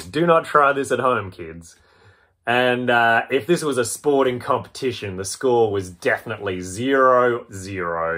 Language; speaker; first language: English; native; English